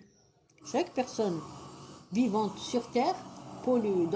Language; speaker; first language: French; non-native, local second language; Kabyle